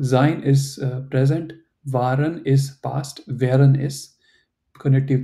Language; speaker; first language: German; non-native, fluent; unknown